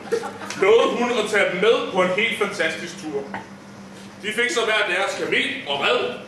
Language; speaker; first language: Danish; native; Danish